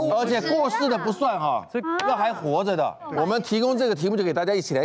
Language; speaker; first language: Chinese; native; Chinese